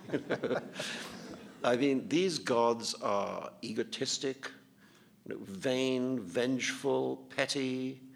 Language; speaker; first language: English; non-native, local second language; Urdu